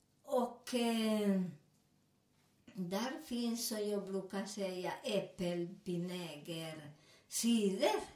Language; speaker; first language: Swedish; non-native, fluent; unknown